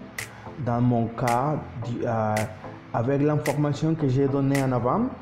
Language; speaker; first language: French; non-native, learner; Spanish